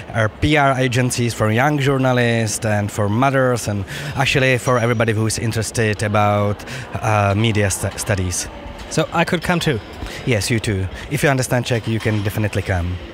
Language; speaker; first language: English; non-native, fluent; Czech